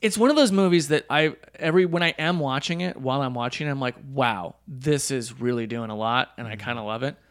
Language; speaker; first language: English; native; English